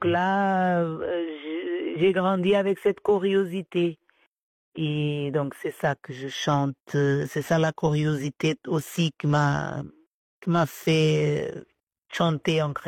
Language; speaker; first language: French; non-native, fluent; Portuguese